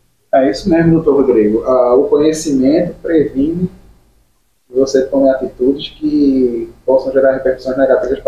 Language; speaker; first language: Portuguese; native; Portuguese